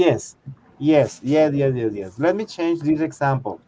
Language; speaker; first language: English; non-native, fluent; Spanish